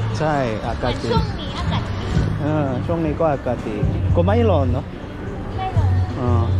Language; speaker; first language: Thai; non-native, fluent; Korean